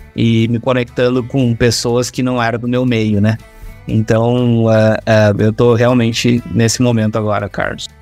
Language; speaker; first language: Portuguese; native; Portuguese